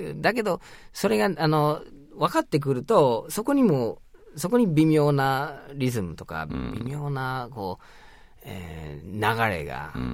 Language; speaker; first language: Japanese; non-native, fluent; English